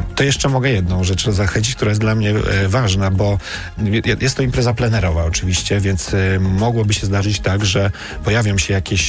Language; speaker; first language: Polish; native; Polish